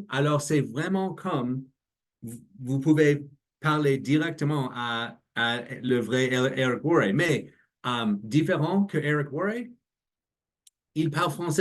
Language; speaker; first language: French; non-native, learner; English